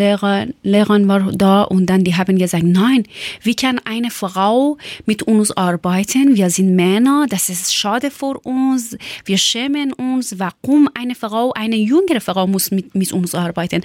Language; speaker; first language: German; non-native, fluent; Persian